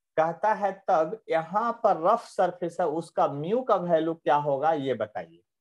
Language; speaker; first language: Hindi; native; Hindi